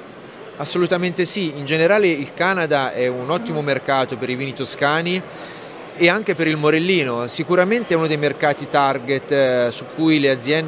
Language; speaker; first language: Italian; native; Italian